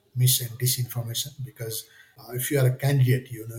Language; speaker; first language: English; non-native, local second language; Nepali